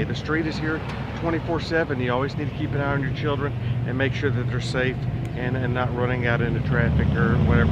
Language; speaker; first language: English; native; English